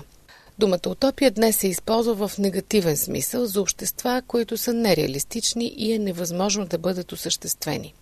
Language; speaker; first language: Bulgarian; native; Bulgarian